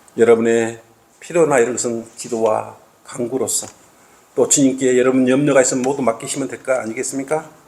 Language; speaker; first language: Korean; native; Korean